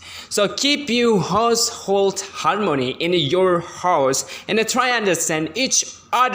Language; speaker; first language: English; non-native, learner; Indonesian